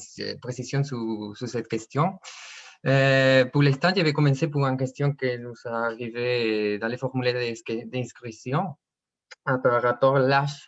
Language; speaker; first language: French; non-native, fluent; Spanish